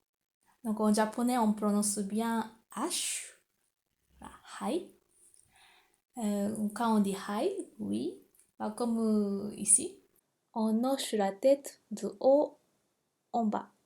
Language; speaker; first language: French; non-native, fluent; Japanese